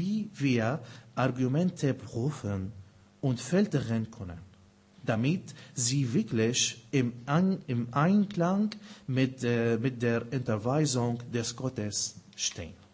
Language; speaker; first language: German; non-native, fluent; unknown